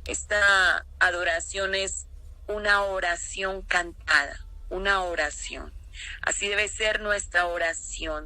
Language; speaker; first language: Spanish; native; Spanish